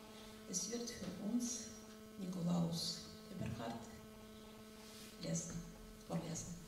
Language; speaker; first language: German; non-native, fluent; Russian